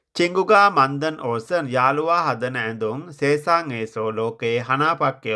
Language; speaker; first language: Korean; non-native, fluent; Sinhala